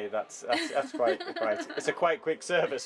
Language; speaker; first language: English; native; English